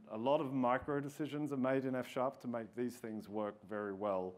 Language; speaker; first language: English; native; English